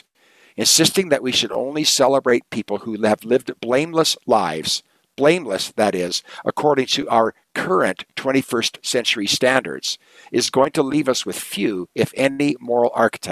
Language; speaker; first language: English; native; English